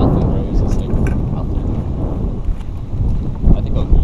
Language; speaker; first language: English; native; English